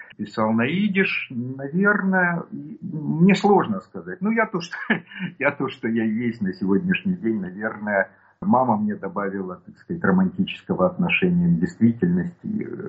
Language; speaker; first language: Russian; native; Russian